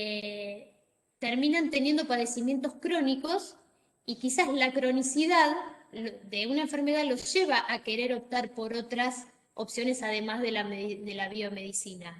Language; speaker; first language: Spanish; native; Spanish